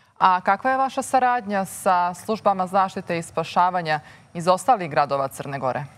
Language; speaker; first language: Croatian; native; Croatian